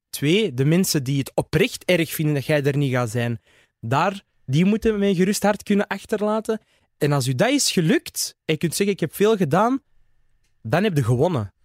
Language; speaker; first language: Dutch; early bilingual, other home language; Arabic